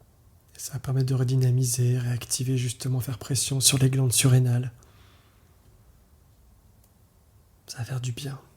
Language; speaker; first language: French; native; French